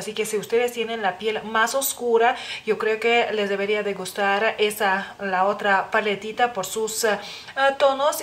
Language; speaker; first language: Spanish; non-native, fluent; Lithuanian